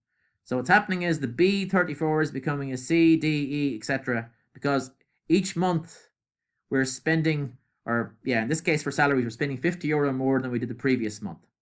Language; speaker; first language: English; native; English